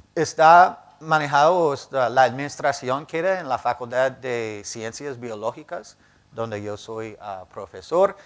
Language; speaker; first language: Spanish; non-native, fluent; English